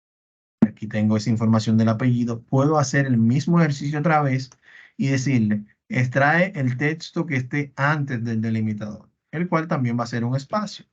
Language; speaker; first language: Spanish; native; Spanish